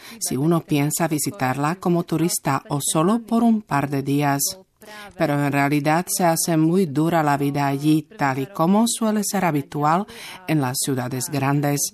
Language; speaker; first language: Spanish; non-native, fluent; Slovak